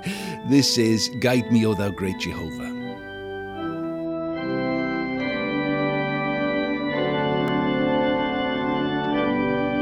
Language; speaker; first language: English; native; English